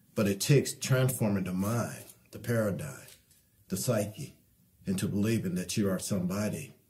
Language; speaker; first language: English; native; English